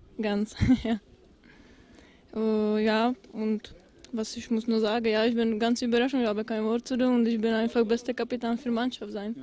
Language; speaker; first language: German; non-native, learner; Czech